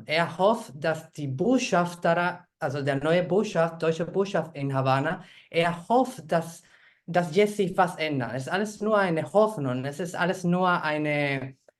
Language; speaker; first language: German; non-native, fluent; Spanish